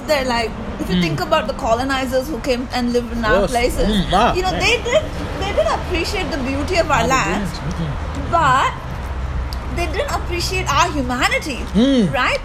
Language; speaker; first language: English; non-native, local second language; Malayalam